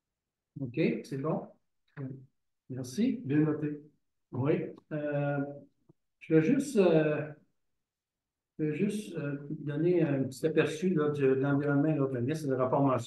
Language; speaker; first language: French; native; French